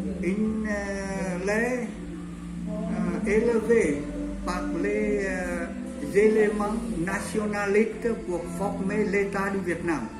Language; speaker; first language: French; non-native, learner; Vietnamese